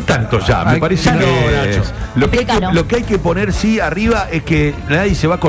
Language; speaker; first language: Spanish; native; Spanish